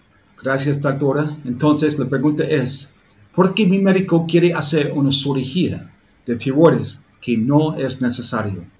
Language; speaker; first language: Spanish; non-native, learner; English